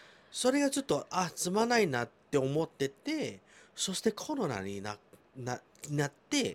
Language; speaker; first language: Japanese; non-native, fluent; Chinese